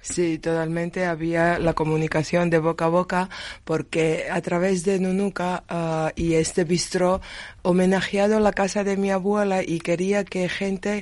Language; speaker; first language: Spanish; non-native, learner; Georgian